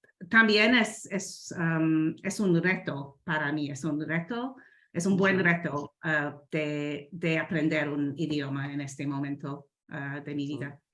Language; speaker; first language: Spanish; non-native, learner; English